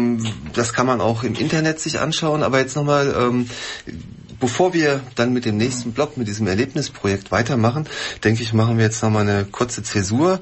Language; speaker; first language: German; native; German